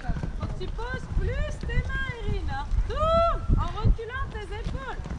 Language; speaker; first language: French; native; French